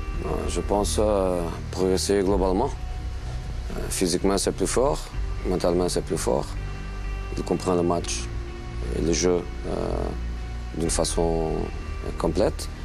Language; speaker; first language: French; non-native, fluent; Portuguese